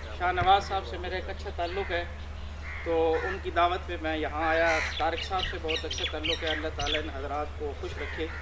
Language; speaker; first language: Urdu; non-native, local second language; Punjabi